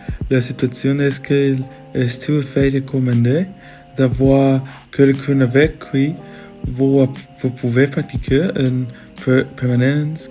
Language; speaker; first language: French; non-native, learner; Spanish